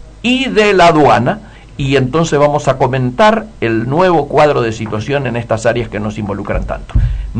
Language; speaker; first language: Spanish; native; Spanish